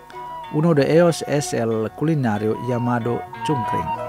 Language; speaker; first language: Spanish; non-native, fluent; Indonesian